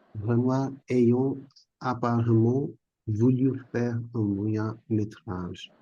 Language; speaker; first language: French; non-native, learner; Bangla